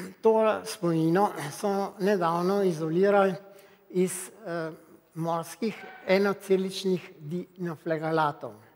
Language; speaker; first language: Slovenian; native; Slovenian